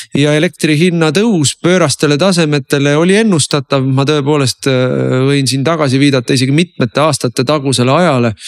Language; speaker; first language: Estonian; native; Estonian